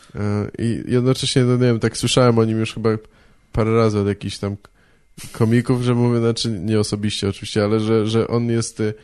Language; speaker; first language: Polish; native; Polish